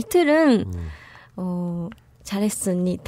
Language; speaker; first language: Korean; non-native, learner; Japanese